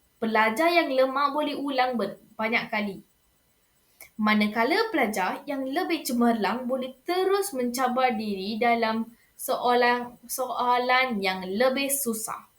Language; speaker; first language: Malay; non-native, local second language; Tamil